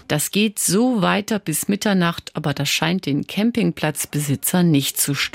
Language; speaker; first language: German; native; German